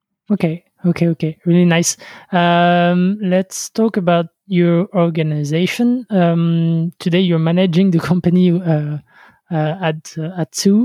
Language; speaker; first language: English; non-native, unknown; French